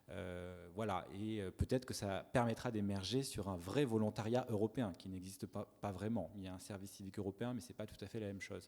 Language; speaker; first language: French; native; French